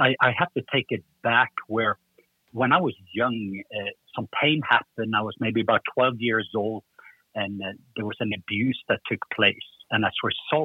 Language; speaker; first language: English; non-native, fluent; Norwegian